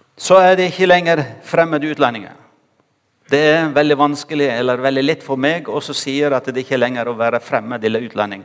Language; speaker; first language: Norwegian; non-native, fluent; Arabic